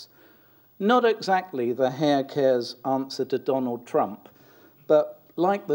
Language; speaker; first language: English; native; English